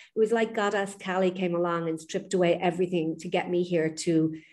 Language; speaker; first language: English; native; English